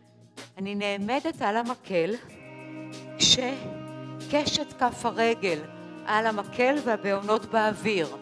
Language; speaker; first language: Hebrew; native; Hebrew